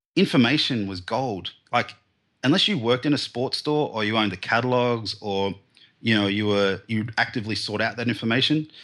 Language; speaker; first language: English; native; English